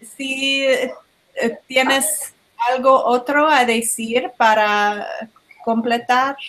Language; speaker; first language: Spanish; non-native, learner; English